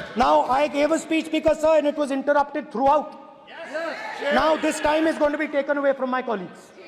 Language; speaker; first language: English; non-native, local second language; Hindi